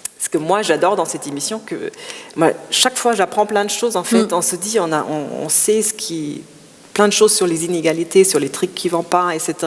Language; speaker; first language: French; non-native, fluent; German